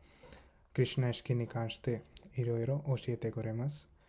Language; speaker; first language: Japanese; non-native, fluent; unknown